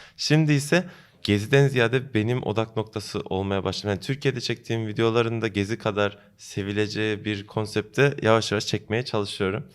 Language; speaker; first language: Turkish; early bilingual, heritage; Turkish